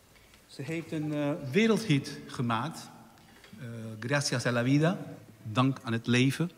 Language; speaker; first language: Dutch; non-native, fluent; Spanish